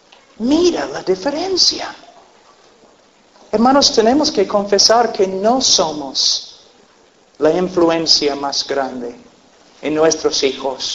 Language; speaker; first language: Spanish; non-native, fluent; English